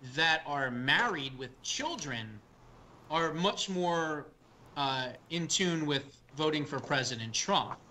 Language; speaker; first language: English; native; English